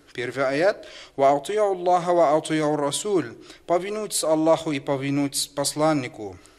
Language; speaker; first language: Russian; non-native, fluent; Arabic